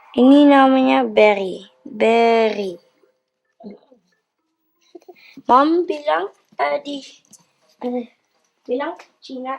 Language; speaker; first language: Indonesian; early bilingual, heritage; Dutch